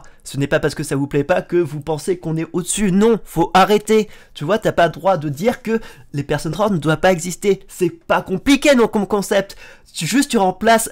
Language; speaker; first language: French; native; French